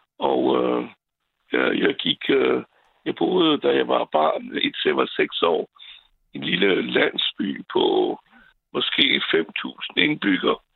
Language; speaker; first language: Danish; non-native, fluent; French